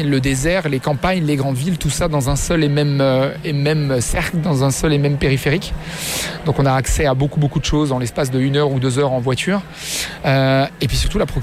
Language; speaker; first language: French; native; French